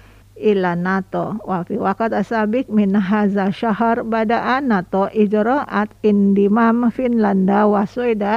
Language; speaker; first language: Arabic; non-native, fluent; Indonesian